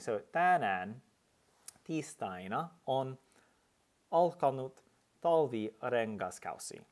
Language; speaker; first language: Finnish; non-native, learner; English